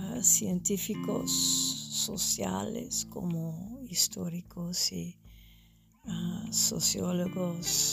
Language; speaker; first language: Spanish; non-native, fluent; English